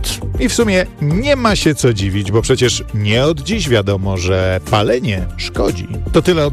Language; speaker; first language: Polish; native; Polish